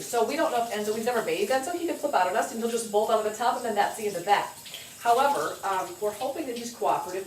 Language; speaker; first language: English; native; English